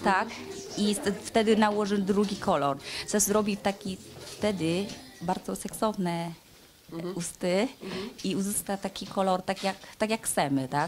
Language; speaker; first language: Polish; non-native, learner; Vietnamese